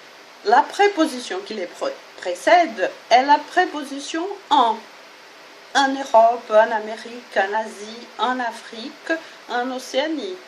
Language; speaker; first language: French; non-native, fluent; Portuguese